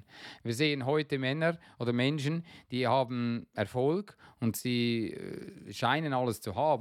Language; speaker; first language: German; non-native, fluent; English